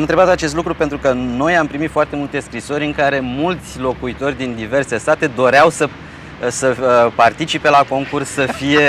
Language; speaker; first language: Romanian; native; Romanian